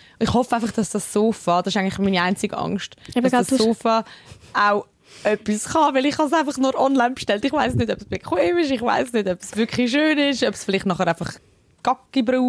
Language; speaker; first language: German; native; German